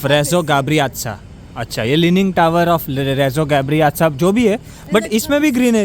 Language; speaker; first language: Hindi; native; Hindi